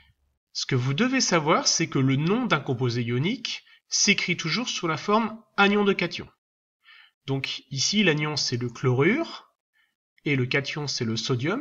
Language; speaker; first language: French; native; French